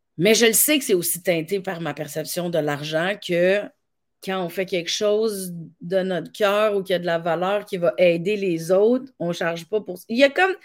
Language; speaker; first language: French; native; French